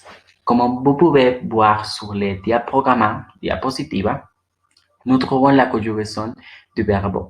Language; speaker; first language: French; non-native, learner; Spanish